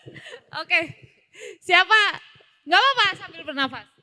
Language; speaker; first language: Indonesian; native; Indonesian